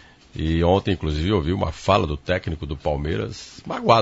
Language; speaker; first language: Portuguese; native; Portuguese